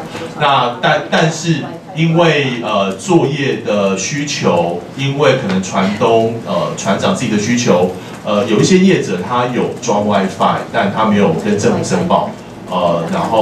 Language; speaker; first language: Chinese; native; Chinese